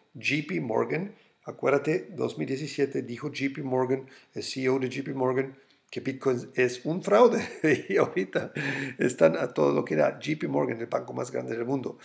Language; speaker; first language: Spanish; non-native, fluent; German